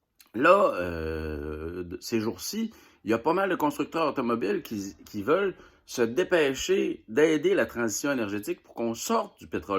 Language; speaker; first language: French; native; French